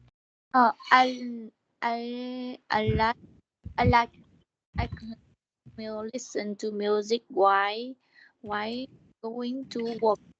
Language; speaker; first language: English; non-native, learner; Vietnamese